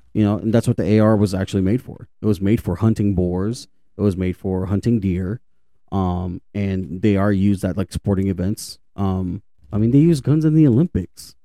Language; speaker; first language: English; native; English